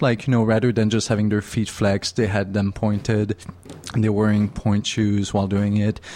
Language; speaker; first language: English; native; English